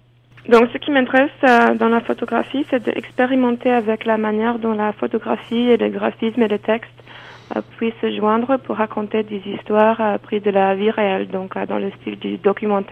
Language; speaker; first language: French; non-native, fluent; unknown